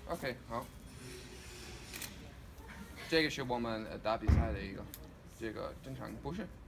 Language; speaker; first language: Chinese; non-native, fluent; Danish